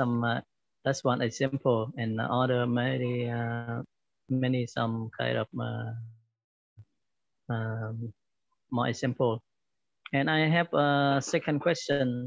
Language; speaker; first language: English; non-native, learner; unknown